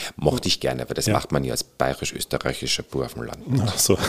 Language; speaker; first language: German; native; German